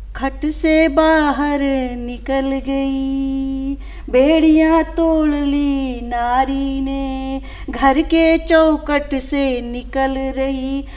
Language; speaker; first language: Hindi; non-native, local second language; Maithili